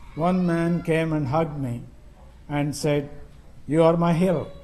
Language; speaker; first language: English; non-native, local second language; Telugu